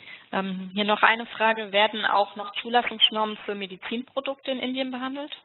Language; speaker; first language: German; native; German